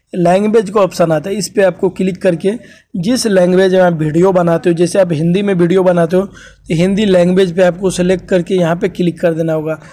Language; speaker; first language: Hindi; native; Hindi